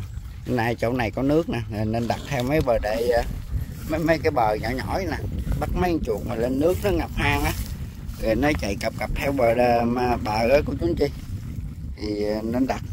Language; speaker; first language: Vietnamese; native; Vietnamese